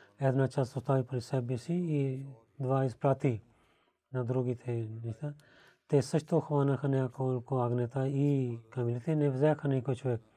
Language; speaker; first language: Bulgarian; non-native, fluent; Urdu